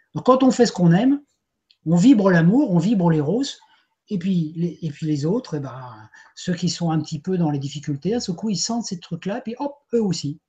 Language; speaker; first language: French; native; French